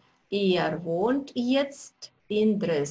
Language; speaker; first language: German; non-native, fluent; Russian